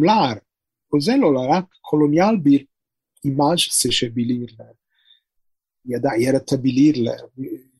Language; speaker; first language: Turkish; non-native, fluent; Italian